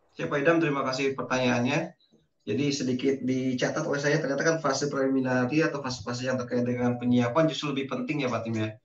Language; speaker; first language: Indonesian; native; Indonesian